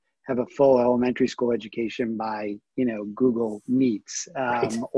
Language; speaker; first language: English; native; English